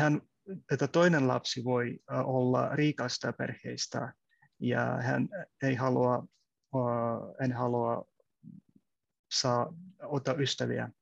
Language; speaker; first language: Finnish; non-native, learner; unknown